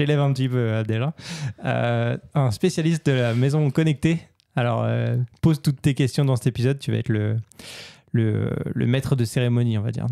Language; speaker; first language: French; native; French